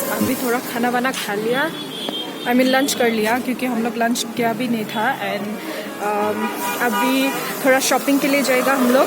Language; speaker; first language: Hindi; non-native, local second language; Assamese